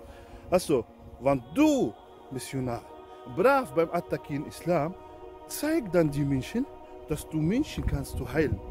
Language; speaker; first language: German; non-native, fluent; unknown